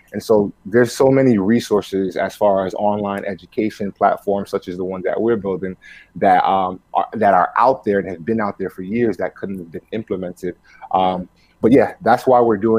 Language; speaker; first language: English; early bilingual, other home language; Spanish